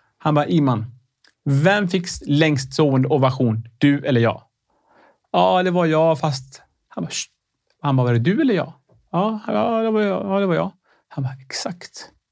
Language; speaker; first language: Swedish; early bilingual, other home language; Arabic